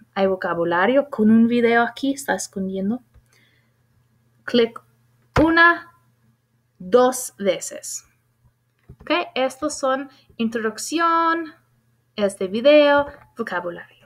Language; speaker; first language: Spanish; non-native, fluent; English